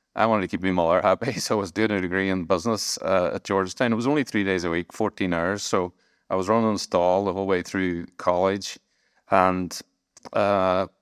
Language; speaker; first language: English; native; English